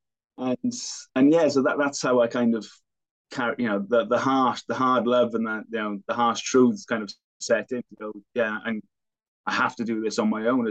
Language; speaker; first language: English; native; English